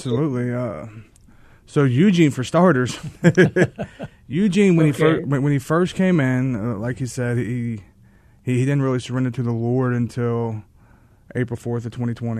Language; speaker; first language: English; native; English